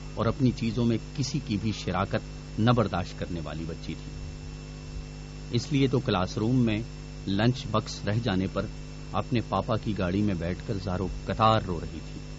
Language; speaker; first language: Urdu; non-native, local second language; Pashto